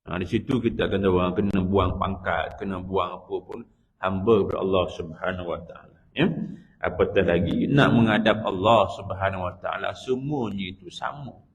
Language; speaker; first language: Malay; native; Malay